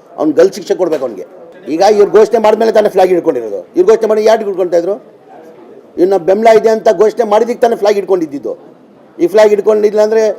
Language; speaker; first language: Kannada; non-native, local second language; Urdu